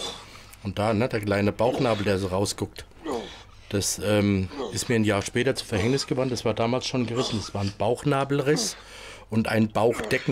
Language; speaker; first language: German; native; German